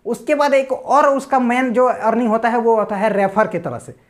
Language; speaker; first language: Hindi; native; Hindi